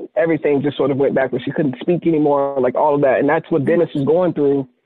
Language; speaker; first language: English; native; English